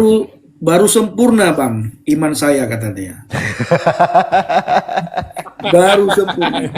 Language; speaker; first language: Indonesian; native; Indonesian